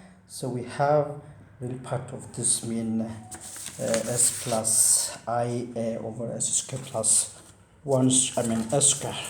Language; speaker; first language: English; non-native, fluent; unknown